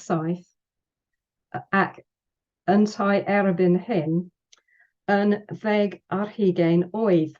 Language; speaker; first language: Welsh; non-native, learner; English